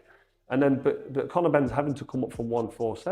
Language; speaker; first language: English; native; English